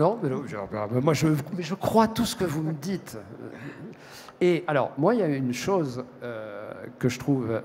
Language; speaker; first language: French; native; French